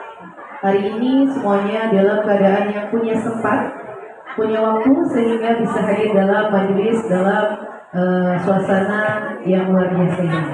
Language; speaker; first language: Indonesian; native; Indonesian